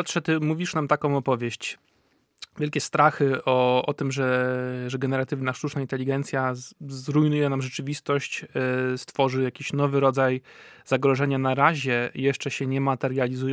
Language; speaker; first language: Polish; native; Polish